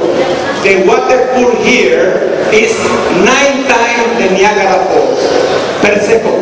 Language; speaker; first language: English; non-native, fluent; Spanish